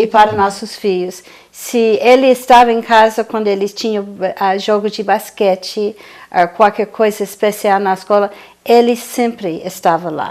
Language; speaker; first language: Portuguese; non-native, fluent; English